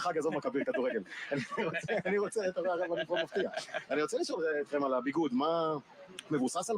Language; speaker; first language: Hebrew; native; Hebrew